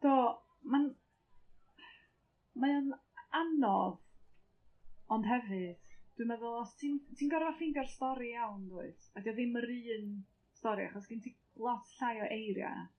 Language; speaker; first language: Welsh; native; Welsh